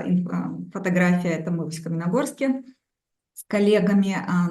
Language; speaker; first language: Russian; native; Russian